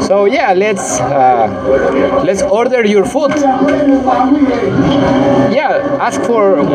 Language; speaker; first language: English; non-native, learner; Spanish